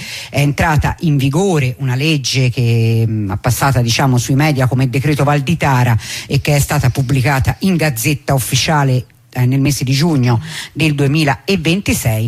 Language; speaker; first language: Italian; native; Italian